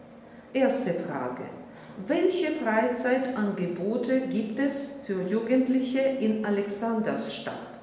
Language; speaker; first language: German; non-native, fluent; Russian